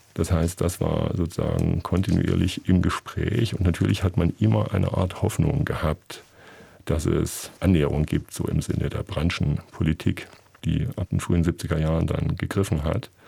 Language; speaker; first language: German; native; German